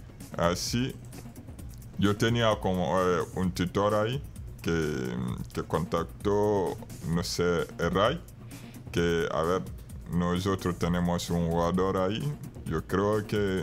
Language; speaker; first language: Spanish; non-native, fluent; Bambara